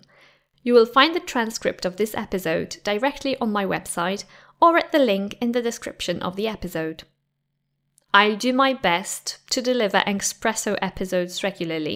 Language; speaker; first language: English; non-native, fluent; Polish